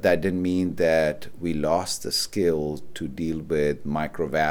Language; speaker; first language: English; non-native, local second language; Urdu